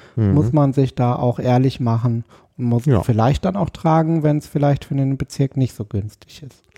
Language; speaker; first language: German; native; German